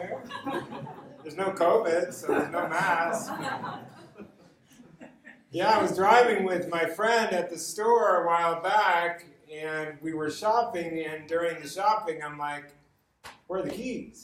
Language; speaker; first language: English; native; English